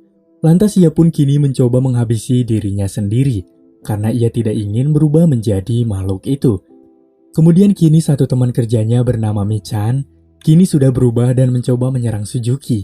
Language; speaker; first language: Indonesian; native; Indonesian